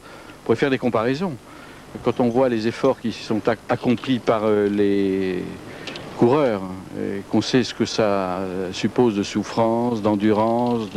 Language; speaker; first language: French; native; French